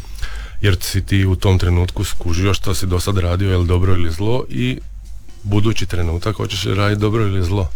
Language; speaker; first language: Serbian; native; Serbian